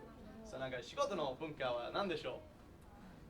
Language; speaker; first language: Japanese; non-native, learner; English